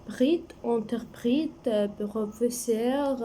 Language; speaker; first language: French; non-native, learner; Arabic